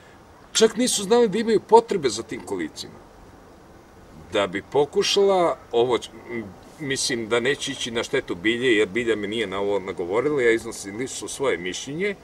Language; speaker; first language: Serbian; native; Serbian